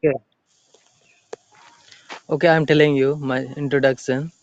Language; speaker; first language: English; non-native, learner; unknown